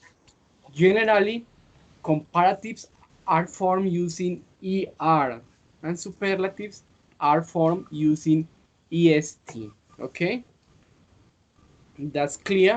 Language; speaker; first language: English; non-native, fluent; Spanish